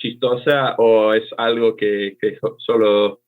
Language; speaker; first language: Spanish; non-native, fluent; English